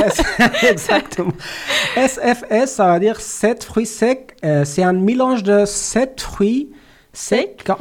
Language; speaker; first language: French; non-native, learner; Persian